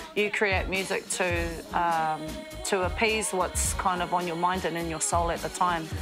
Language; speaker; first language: English; native; English